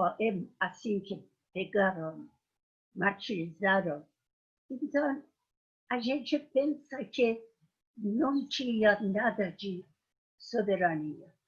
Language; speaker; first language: Portuguese; non-native, fluent; Persian